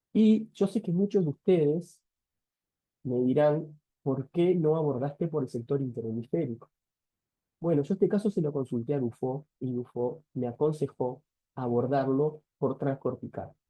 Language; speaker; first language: Spanish; native; Spanish